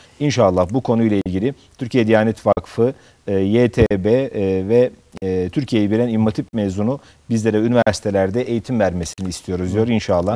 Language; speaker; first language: Turkish; native; Turkish